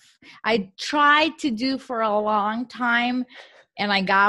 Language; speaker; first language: English; non-native, fluent; Portuguese